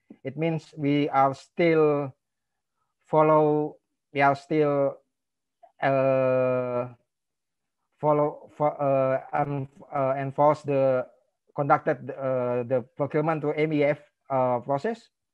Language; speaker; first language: English; non-native, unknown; Indonesian